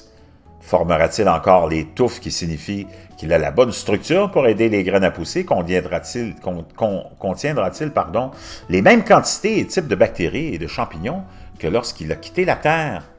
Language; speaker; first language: French; native; French